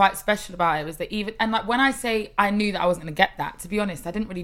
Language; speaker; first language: English; native; English